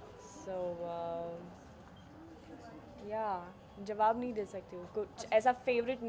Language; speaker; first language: Hindi; non-native, learner; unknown